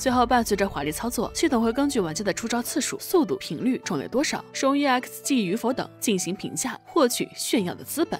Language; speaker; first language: Chinese; native; Chinese